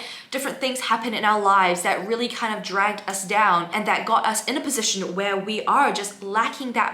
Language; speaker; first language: English; native; English